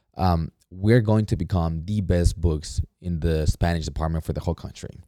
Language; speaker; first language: English; non-native, fluent; Spanish